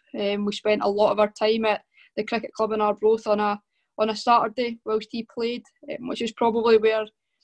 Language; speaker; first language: English; native; English